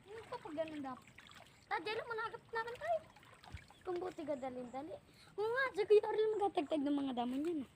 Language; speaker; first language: Filipino; native; Filipino